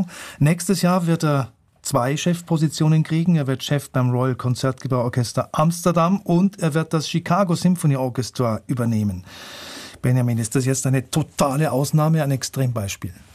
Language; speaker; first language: German; native; German